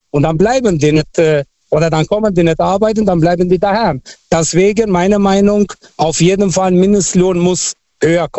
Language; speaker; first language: German; non-native, fluent; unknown